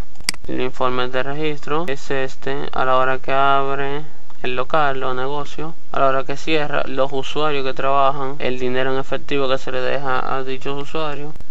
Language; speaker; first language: Spanish; native; Spanish